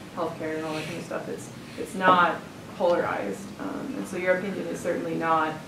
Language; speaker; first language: English; native; English